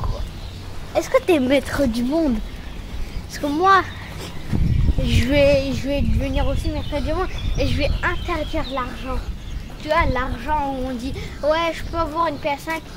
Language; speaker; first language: French; early bilingual, other home language; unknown